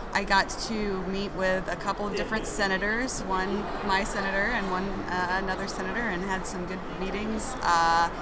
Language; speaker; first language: English; native; English